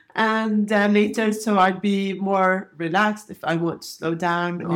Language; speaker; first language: English; non-native, fluent; Arabic